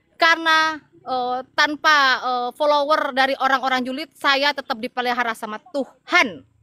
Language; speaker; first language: Indonesian; non-native, local second language; Madurese